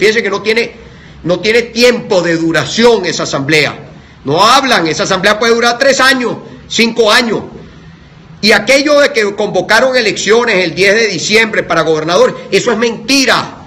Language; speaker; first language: Spanish; native; Spanish